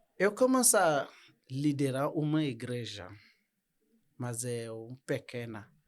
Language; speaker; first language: Portuguese; non-native, learner; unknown